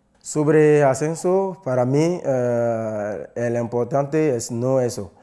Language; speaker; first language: Spanish; non-native, learner; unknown